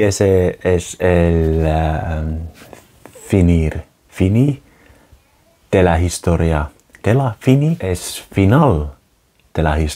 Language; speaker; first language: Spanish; non-native, learner; Finnish